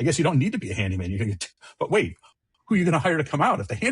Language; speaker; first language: English; native; English